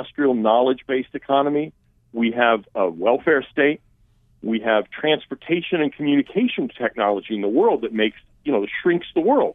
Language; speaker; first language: English; early bilingual, other home language; Armenian